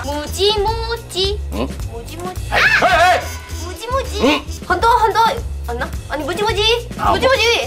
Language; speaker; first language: Chinese; non-native, learner; Korean